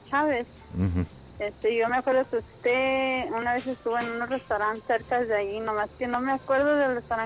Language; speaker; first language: Spanish; early bilingual, heritage; Spanish